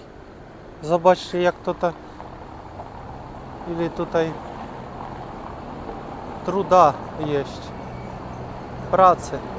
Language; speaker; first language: Polish; non-native, learner; Ukrainian